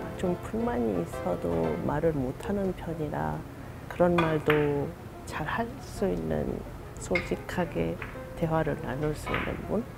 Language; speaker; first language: Korean; non-native, fluent; Japanese